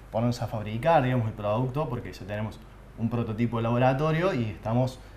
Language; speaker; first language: Spanish; native; Spanish